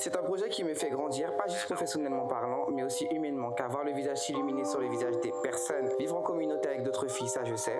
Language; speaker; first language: French; native; French